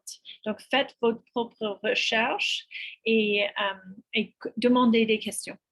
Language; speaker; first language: French; non-native, fluent; English